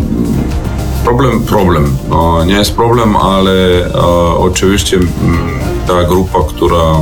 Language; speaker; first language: Polish; non-native, learner; Serbian